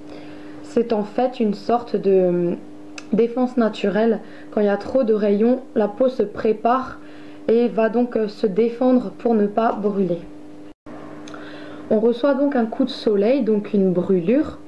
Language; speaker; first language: French; native; French